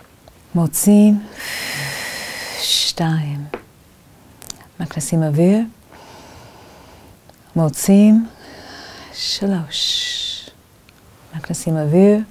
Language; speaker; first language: Hebrew; non-native, fluent; English